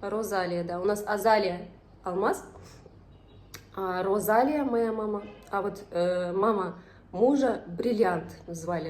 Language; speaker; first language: Russian; native; Russian